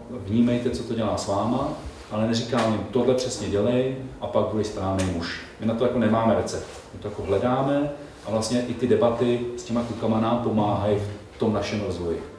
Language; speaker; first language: Czech; native; Czech